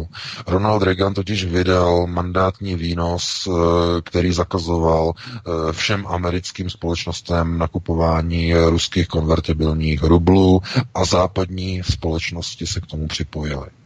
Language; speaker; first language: Czech; native; Czech